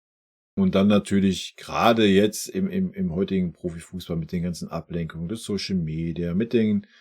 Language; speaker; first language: German; native; German